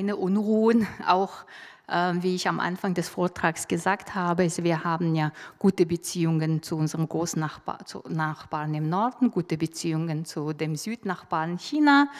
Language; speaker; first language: German; non-native, fluent; Mongolian